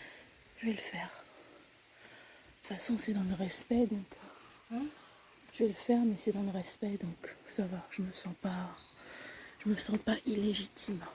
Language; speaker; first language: French; native; French